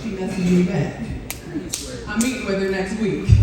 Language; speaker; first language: English; native; English